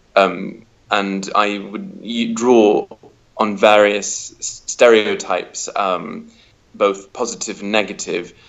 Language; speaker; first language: English; native; English